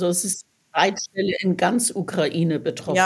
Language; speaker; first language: German; native; German